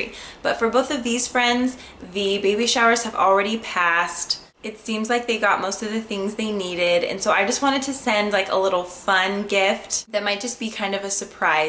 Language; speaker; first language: English; native; English